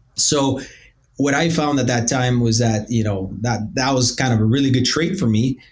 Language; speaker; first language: English; early bilingual, other home language; Portuguese